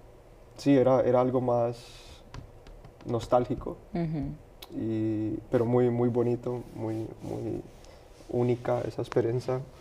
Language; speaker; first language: Spanish; early bilingual, heritage; Spanish